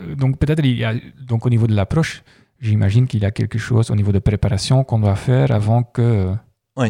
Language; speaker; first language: French; non-native, local second language; Dutch